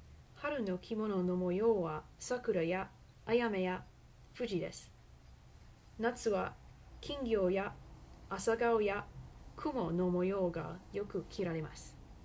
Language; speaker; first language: Japanese; non-native, learner; English